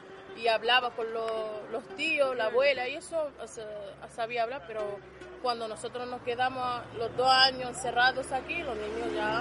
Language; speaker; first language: Spanish; non-native, fluent; Arabic